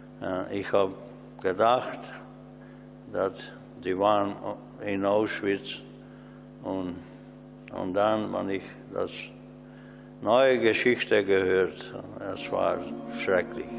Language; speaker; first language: German; non-native, learner; Hungarian